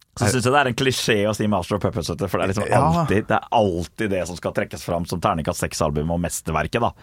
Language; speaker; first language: Norwegian; native; Norwegian